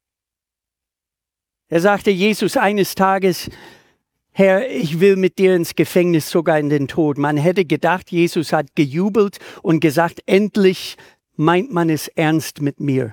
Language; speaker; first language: German; native; German